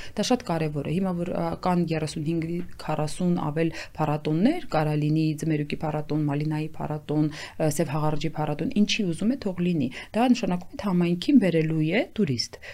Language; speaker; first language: Armenian; native; Armenian